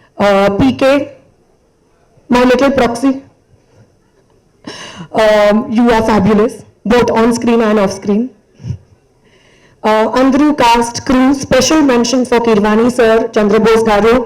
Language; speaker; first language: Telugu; non-native, learner; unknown